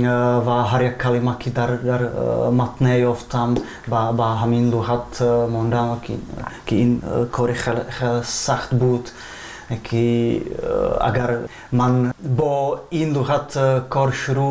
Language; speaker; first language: Persian; non-native, fluent; Czech